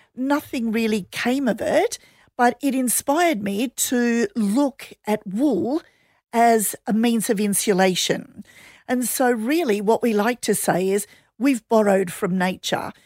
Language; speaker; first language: English; native; English